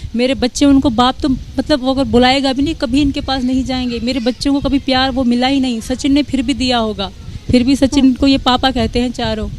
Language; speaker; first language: Urdu; non-native, local second language; Sindhi